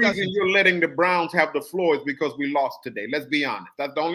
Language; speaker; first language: English; native; English